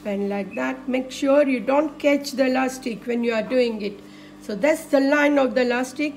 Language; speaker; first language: English; non-native, fluent; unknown